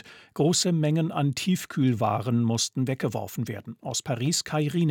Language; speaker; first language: German; native; German